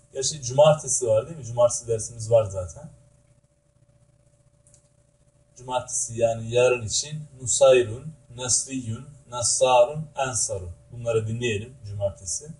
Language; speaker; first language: Turkish; native; Turkish